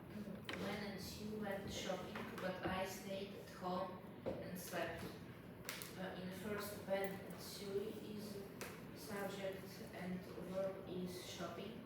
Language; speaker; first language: English; non-native, learner; Russian